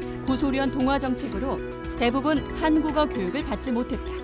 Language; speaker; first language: Korean; native; Korean